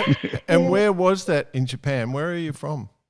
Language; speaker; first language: English; native; English